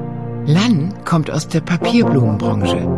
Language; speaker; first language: German; native; German